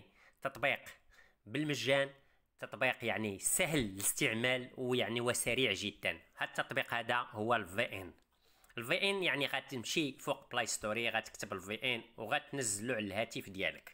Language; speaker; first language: Arabic; native; Arabic